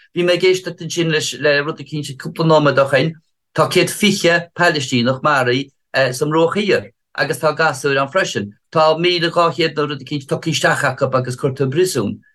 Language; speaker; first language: Irish; native; Irish